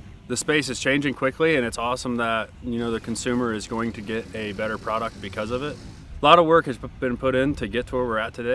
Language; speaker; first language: English; native; English